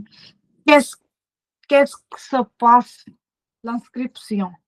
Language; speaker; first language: French; non-native, learner; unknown